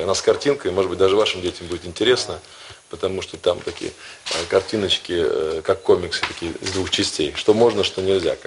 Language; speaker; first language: Russian; native; Russian